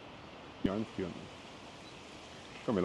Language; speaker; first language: German; native; German